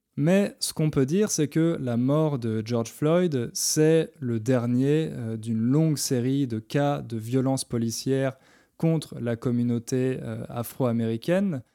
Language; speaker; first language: French; native; French